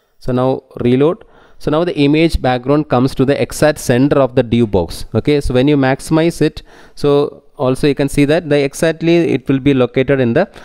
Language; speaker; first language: English; non-native, local second language; Tamil